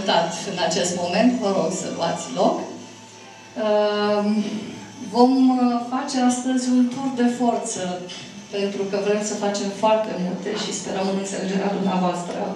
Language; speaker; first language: Romanian; native; Romanian